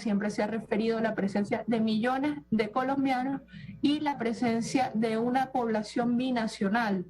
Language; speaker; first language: Spanish; native; Spanish